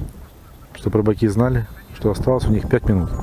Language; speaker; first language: Russian; native; Russian